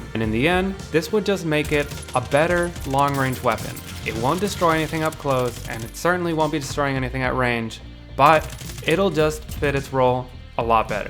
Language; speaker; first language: English; native; English